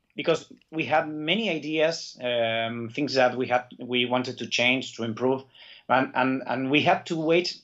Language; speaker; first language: English; early bilingual, other home language; Basque